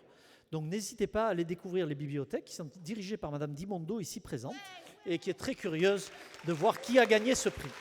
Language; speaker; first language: French; native; French